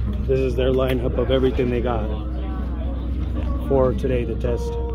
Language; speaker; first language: English; early bilingual, other home language; Spanish